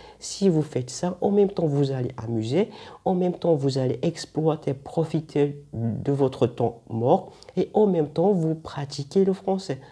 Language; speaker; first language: French; non-native, local second language; Arabic